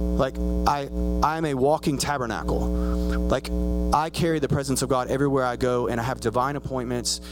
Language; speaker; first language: English; native; English